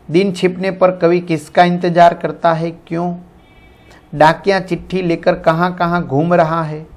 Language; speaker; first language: Hindi; non-native, local second language; Gujarati